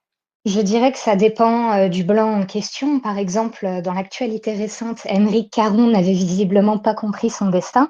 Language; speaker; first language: French; native; French